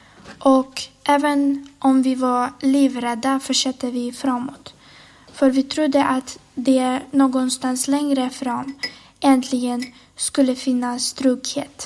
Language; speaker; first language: Swedish; non-native, fluent; Ukrainian